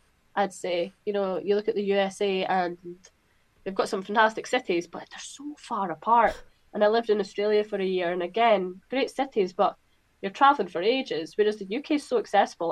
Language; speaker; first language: English; native; English